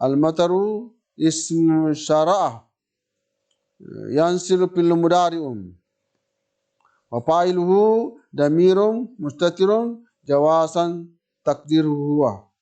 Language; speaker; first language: Arabic; non-native, fluent; Indonesian